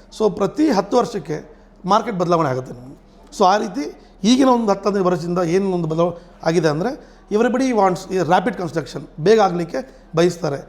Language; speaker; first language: Kannada; non-native, local second language; Telugu